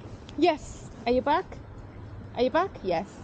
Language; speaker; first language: English; non-native, fluent; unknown